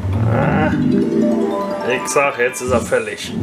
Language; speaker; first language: German; native; German